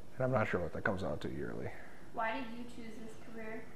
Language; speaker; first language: English; native; English